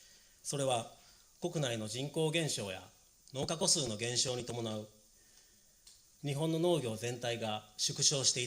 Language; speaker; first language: Japanese; native; Japanese